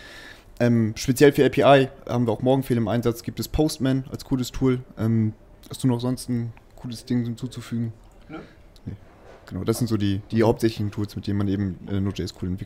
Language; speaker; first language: German; native; German